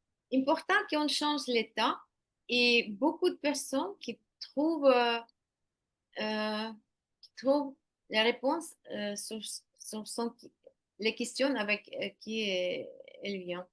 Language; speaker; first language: French; non-native, learner; Ukrainian